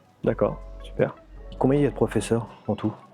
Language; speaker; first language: French; native; French